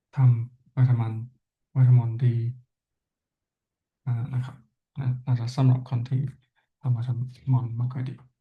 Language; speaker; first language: Thai; non-native, learner; English